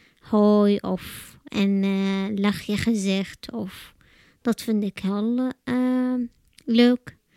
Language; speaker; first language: Dutch; non-native, learner; Arabic